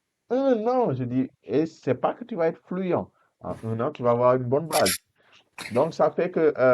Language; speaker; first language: French; non-native, fluent; Portuguese